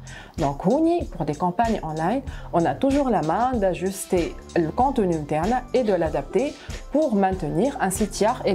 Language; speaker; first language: French; non-native, local second language; Arabic